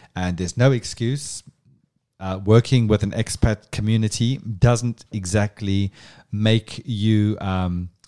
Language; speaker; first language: English; native; English